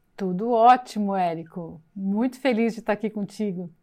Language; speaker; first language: Portuguese; native; Portuguese